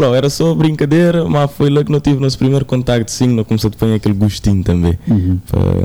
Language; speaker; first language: Portuguese; non-native, local second language; Kabuverdianu